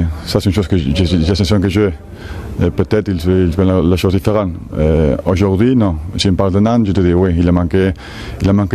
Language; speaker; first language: French; non-native, fluent; Spanish